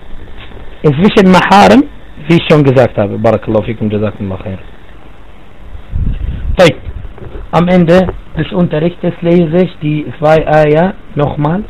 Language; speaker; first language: German; non-native, fluent; Arabic